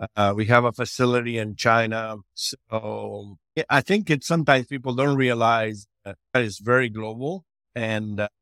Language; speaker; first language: English; non-native, fluent; Spanish